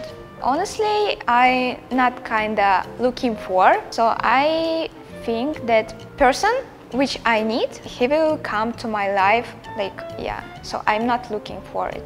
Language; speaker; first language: English; non-native, fluent; Russian